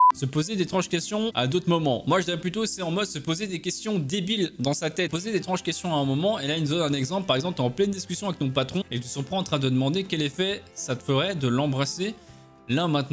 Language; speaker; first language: French; native; French